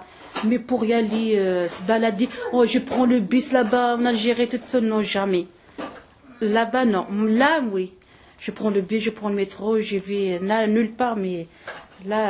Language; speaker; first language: French; early bilingual, other home language; Arabic